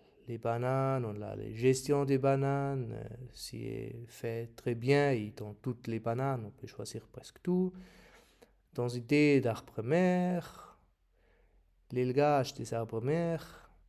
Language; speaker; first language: French; non-native, learner; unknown